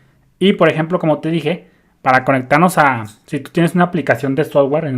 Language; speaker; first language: Spanish; native; Spanish